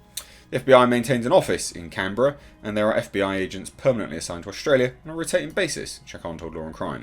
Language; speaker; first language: English; native; English